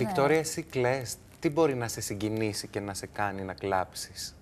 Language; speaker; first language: Greek; native; Greek